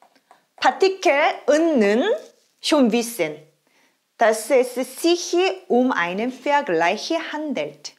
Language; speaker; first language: German; non-native, fluent; Korean